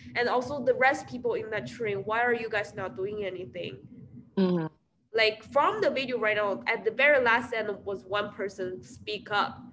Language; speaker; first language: English; non-native, fluent; Chinese